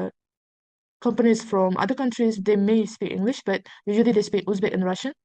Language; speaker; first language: English; non-native, fluent; Uzbek